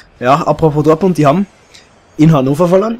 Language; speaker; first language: German; native; German